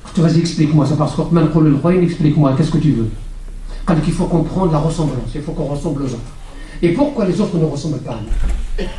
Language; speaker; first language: French; non-native, local second language; Arabic